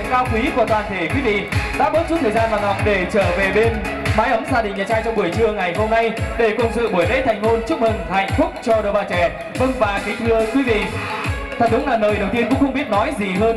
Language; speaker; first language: Vietnamese; native; Vietnamese